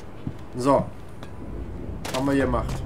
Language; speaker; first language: German; native; German